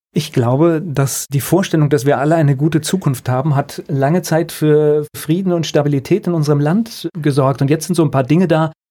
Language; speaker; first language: German; native; German